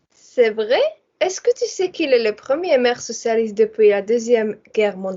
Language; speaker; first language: French; non-native, learner; Dutch